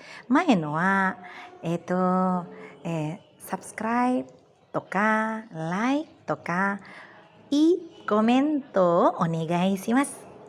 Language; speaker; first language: Japanese; non-native, learner; Indonesian